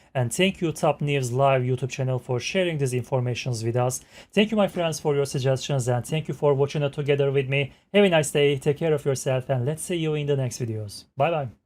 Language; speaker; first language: English; non-native, fluent; Turkish